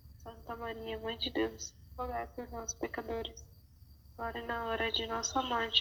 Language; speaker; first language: Portuguese; native; Portuguese